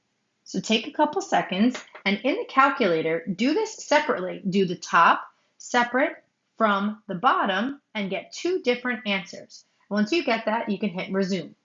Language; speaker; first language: English; native; English